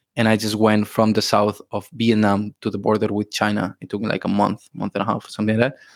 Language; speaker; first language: English; non-native, fluent; Spanish